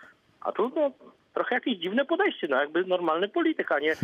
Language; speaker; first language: Polish; native; Polish